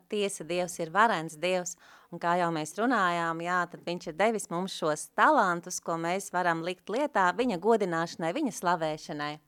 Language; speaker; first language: Latvian; native; Latvian